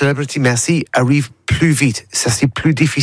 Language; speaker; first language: French; non-native, learner; English